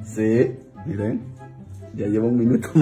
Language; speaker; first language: Spanish; native; Spanish